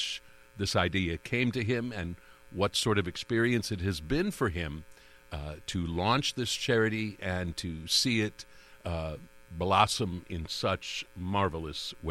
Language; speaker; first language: English; native; English